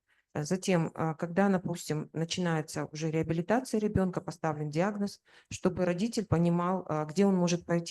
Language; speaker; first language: Russian; native; Russian